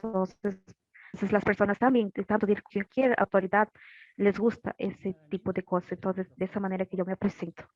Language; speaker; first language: Spanish; non-native, learner; Portuguese